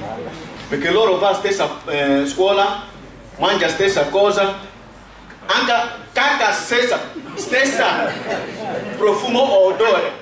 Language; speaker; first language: Italian; non-native, learner; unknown